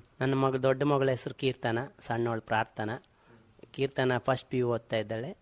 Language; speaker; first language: Kannada; non-native, local second language; Konkani